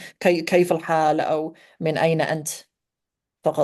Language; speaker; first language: Arabic; non-native, fluent; English